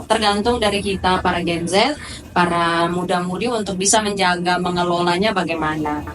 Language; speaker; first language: Indonesian; native; Indonesian